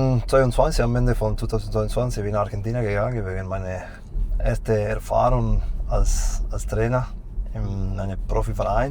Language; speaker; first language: German; non-native, fluent; Spanish